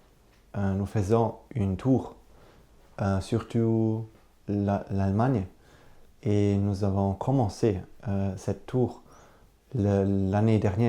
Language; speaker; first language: French; non-native, learner; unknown